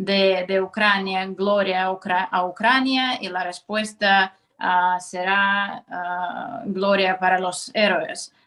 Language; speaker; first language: Spanish; non-native, fluent; Russian